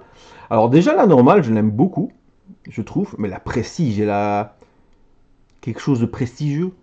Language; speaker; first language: French; native; French